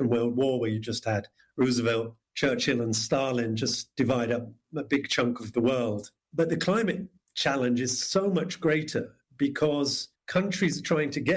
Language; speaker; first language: English; native; English